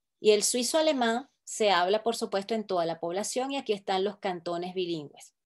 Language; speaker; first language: Spanish; native; Spanish